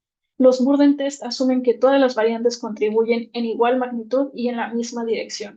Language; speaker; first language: Spanish; native; Spanish